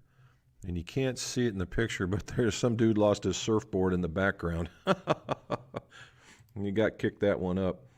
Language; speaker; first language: English; native; English